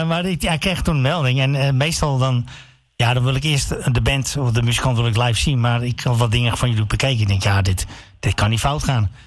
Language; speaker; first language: Dutch; native; Dutch